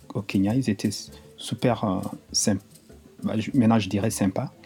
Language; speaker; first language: French; non-native, local second language; Kinyarwanda